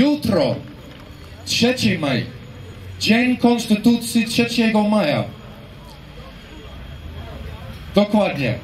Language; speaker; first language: Polish; non-native, fluent; English